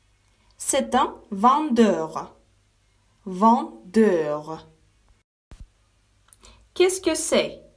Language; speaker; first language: French; non-native, fluent; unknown